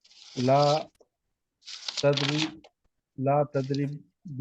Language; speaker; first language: Arabic; non-native, learner; Urdu